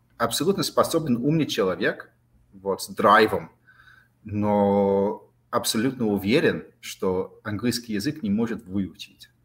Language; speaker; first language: Russian; non-native, fluent; English